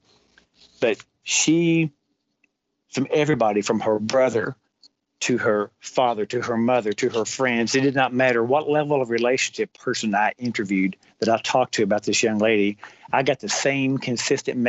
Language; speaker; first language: English; native; English